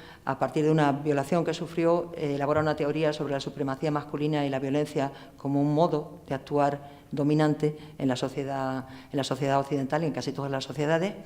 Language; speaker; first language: Spanish; native; Spanish